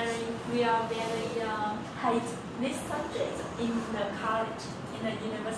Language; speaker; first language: English; non-native, learner; Vietnamese